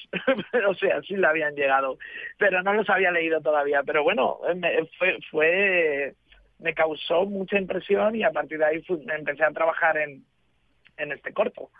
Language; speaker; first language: Spanish; native; Spanish